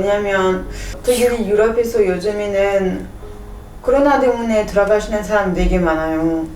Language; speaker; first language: Korean; non-native, learner; French